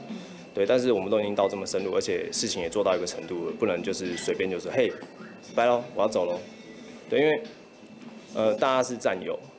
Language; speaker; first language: Chinese; native; Chinese